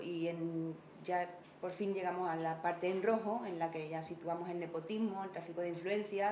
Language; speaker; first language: Spanish; native; Spanish